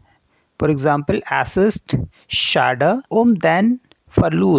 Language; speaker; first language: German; non-native, fluent; Hindi